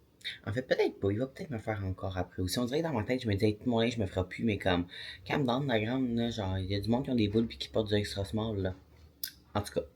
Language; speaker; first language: French; native; French